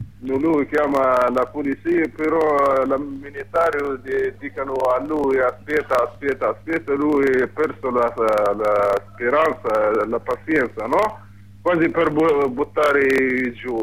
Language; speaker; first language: Italian; non-native, learner; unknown